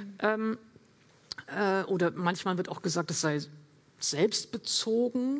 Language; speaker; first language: German; native; German